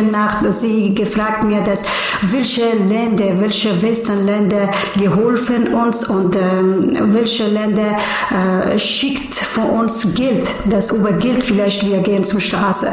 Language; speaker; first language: German; non-native, learner; Persian